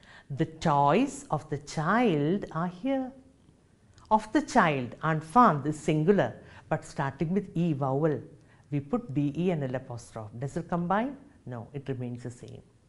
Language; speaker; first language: English; non-native, local second language; Malayalam